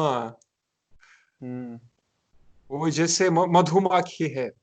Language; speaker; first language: Hindi; non-native, learner; Russian